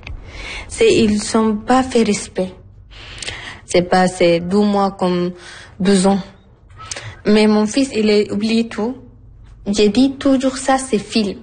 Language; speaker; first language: French; non-native, learner; Arabic